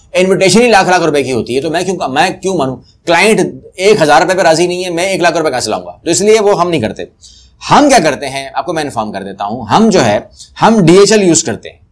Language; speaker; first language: Urdu; native; Urdu